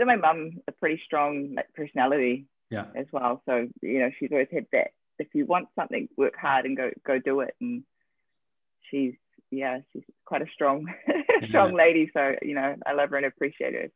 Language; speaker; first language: English; native; English